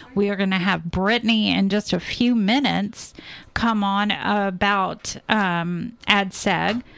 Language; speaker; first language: English; native; English